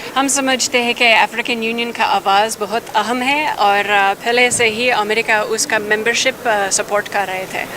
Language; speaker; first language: Hindi; non-native, fluent; English